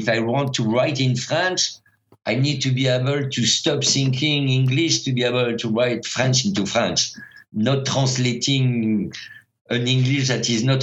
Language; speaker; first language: English; non-native, fluent; French